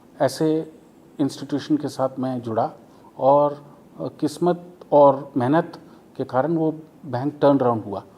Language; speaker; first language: Hindi; non-native, local second language; Tamil